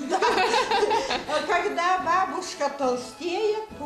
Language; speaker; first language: Russian; non-native, local second language; Lithuanian